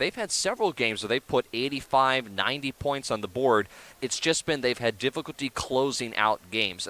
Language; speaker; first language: English; native; English